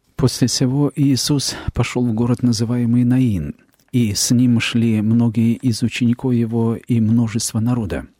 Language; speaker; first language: Russian; native; Russian